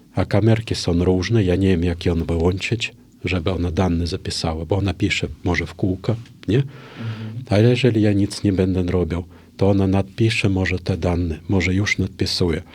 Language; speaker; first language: Polish; non-native, fluent; Russian